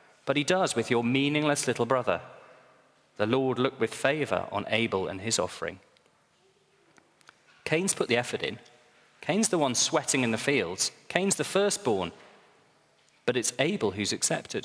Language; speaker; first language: English; native; English